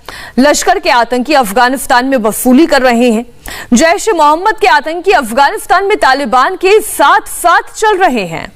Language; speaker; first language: Hindi; native; Hindi